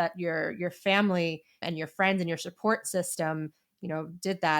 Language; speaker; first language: English; native; English